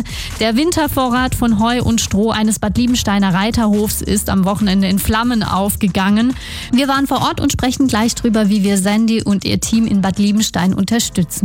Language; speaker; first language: German; native; German